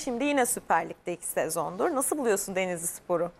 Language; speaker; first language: Turkish; native; Turkish